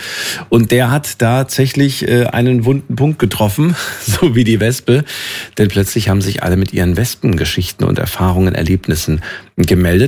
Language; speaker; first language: German; native; German